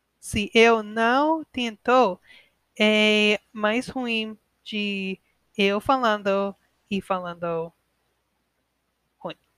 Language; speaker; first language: Portuguese; non-native, learner; English